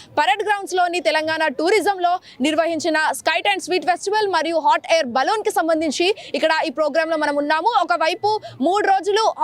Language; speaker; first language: Telugu; native; Telugu